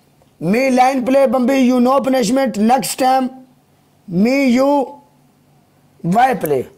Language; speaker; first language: English; non-native, learner; Punjabi